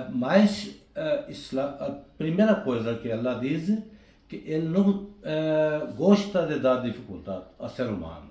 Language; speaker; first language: Portuguese; non-native, fluent; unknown